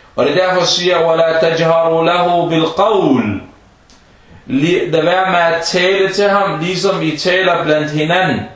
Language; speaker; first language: Danish; early bilingual, other home language; Arabic